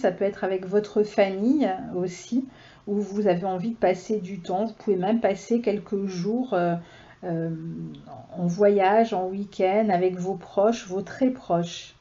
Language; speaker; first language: French; native; French